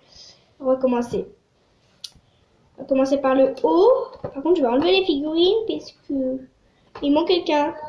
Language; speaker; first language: French; native; French